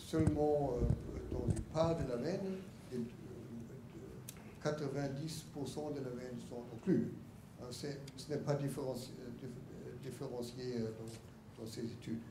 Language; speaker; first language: French; non-native, learner; German